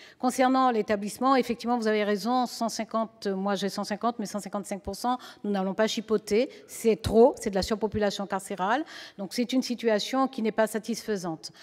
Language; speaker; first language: French; native; French